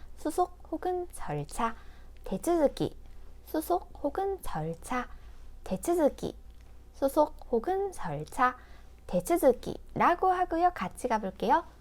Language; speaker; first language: Korean; native; Korean